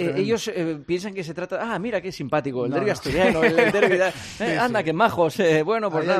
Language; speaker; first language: Spanish; native; Spanish